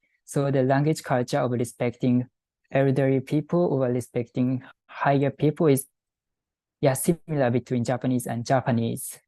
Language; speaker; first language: English; non-native, fluent; Japanese